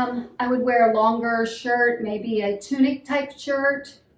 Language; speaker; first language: English; native; English